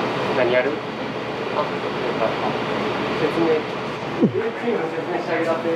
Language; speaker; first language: Japanese; native; Japanese